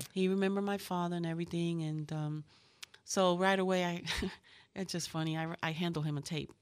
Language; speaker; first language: English; early bilingual, other home language; Spanish